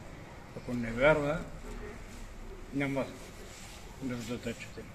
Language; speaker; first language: Bulgarian; non-native, local second language; Turkish